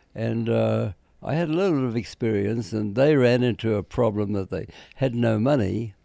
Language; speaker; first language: English; native; English